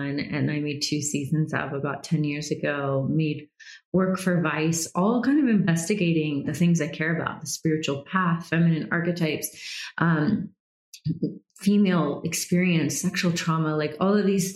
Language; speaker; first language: English; native; English